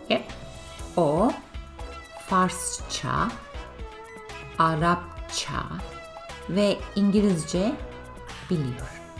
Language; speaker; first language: Turkish; non-native, fluent; English